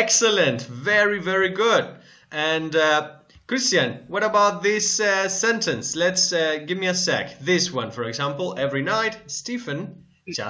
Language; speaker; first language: English; non-native, fluent; Spanish